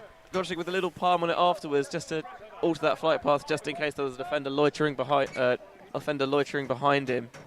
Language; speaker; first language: English; native; English